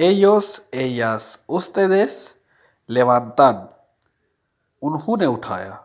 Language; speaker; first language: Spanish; non-native, fluent; Urdu